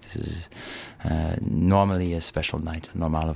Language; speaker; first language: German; non-native, learner; English